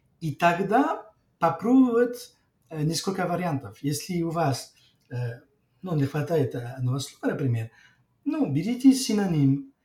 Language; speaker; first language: Russian; non-native, fluent; French